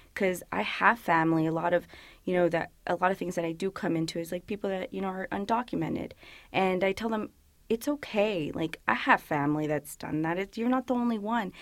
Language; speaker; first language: English; early bilingual, other home language; Spanish